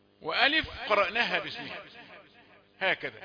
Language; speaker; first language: Arabic; native; Arabic